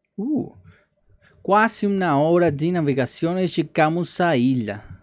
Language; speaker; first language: Portuguese; non-native, learner; Spanish